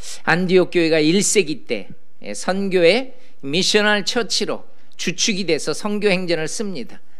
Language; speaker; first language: Korean; native; Korean